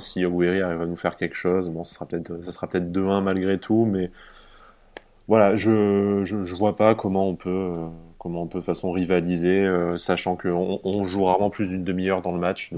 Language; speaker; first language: French; native; French